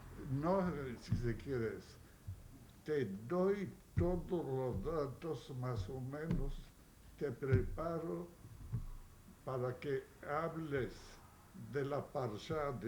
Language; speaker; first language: Spanish; non-native, fluent; Yiddish